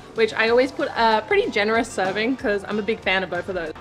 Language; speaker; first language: English; native; English